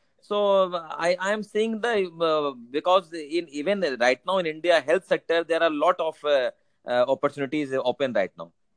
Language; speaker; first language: English; non-native, local second language; Hindi